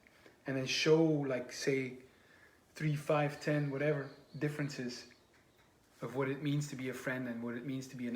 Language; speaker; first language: English; non-native, fluent; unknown